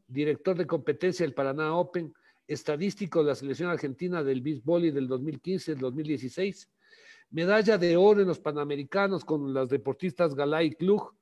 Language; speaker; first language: Spanish; native; Spanish